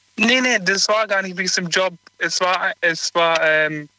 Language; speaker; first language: German; native; German